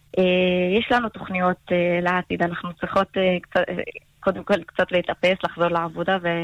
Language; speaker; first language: Hebrew; non-native, local second language; Arabic